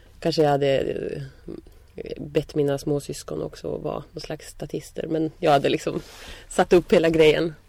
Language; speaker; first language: Swedish; native; Swedish